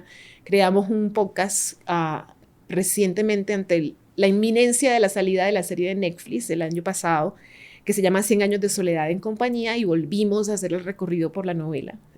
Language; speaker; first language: Spanish; native; Spanish